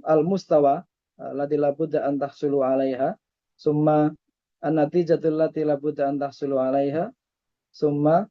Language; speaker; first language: Arabic; non-native, fluent; Indonesian